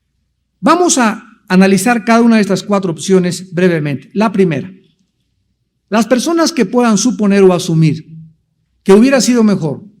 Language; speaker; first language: Spanish; native; Spanish